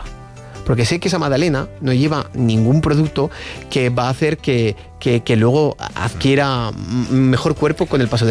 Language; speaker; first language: Spanish; native; Spanish